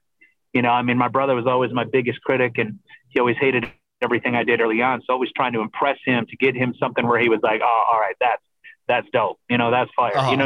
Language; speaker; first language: English; native; English